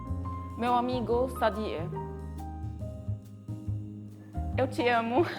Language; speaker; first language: Portuguese; early bilingual, heritage; Portuguese